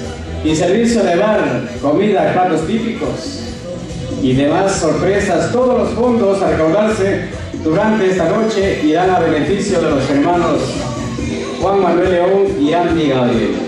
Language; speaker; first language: Spanish; native; Spanish